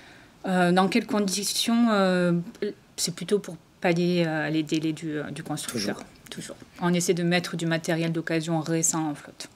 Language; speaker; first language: French; native; French